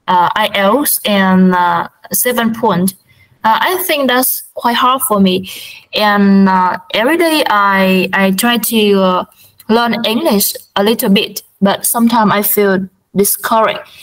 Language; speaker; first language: English; non-native, learner; Vietnamese